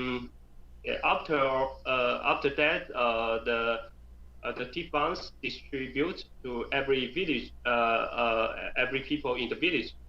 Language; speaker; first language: English; non-native, learner; Chinese